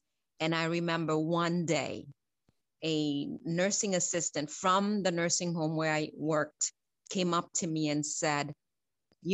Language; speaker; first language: English; non-native, fluent; Haitian Creole